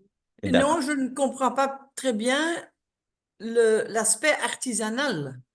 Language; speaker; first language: French; non-native, local second language; Dutch